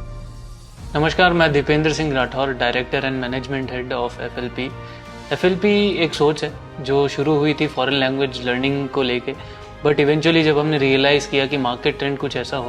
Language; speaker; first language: Hindi; native; Hindi